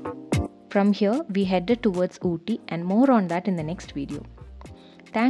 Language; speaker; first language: English; non-native, local second language; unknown